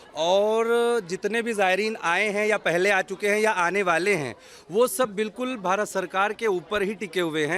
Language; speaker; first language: Hindi; native; Hindi